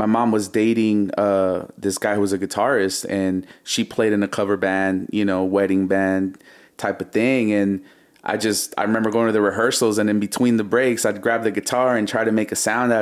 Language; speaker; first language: English; early bilingual, other home language; Spanish